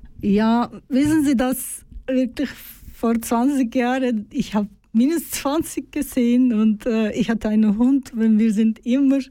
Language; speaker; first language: German; non-native, learner; Turkish